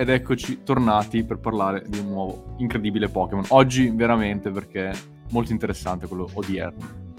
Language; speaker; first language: Italian; native; Italian